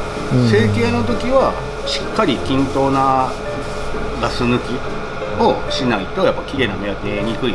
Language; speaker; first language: Japanese; native; Japanese